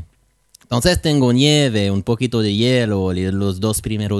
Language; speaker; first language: Spanish; non-native, learner; French